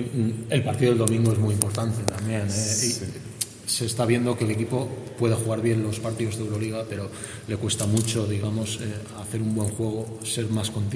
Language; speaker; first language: Spanish; native; Spanish